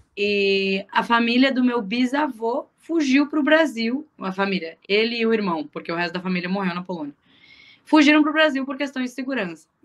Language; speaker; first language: Portuguese; native; Portuguese